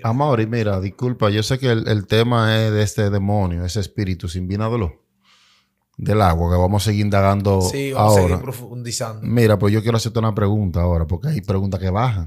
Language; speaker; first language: Spanish; native; Spanish